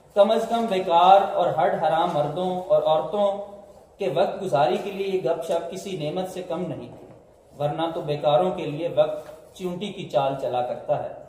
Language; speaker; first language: Urdu; non-native, local second language; Punjabi